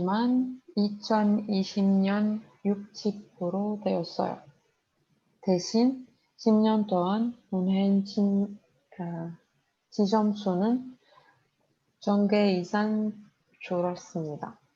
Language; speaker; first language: Korean; non-native, learner; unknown